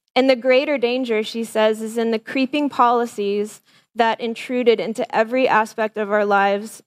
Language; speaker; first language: English; native; English